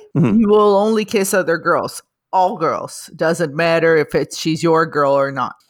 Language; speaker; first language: English; non-native, fluent; Portuguese